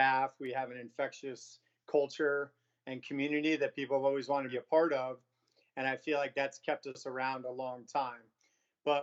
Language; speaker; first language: English; native; English